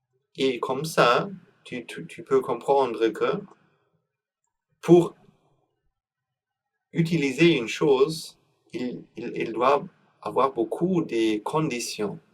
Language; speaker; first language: French; non-native, learner; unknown